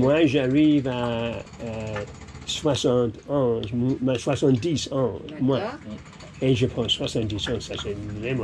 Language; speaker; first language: French; non-native, learner; English